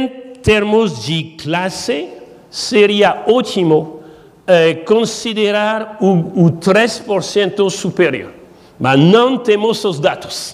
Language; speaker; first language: Portuguese; non-native, learner; French